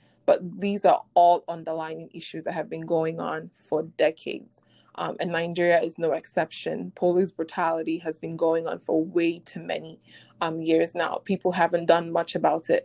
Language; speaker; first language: English; non-native, local second language; Igbo